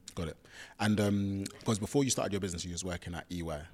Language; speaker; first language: English; early bilingual, other home language; Yoruba